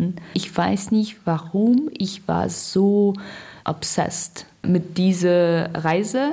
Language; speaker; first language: German; non-native, learner; Russian